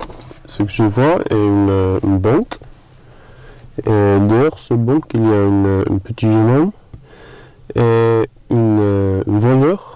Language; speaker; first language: French; non-native, learner; English